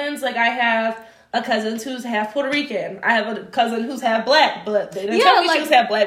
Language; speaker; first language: English; native; English